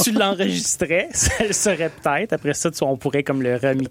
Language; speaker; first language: French; native; French